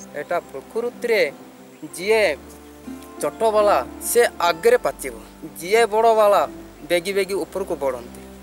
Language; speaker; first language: Odia; non-native, local second language; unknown